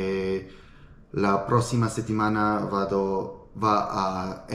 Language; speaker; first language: Italian; non-native, learner; English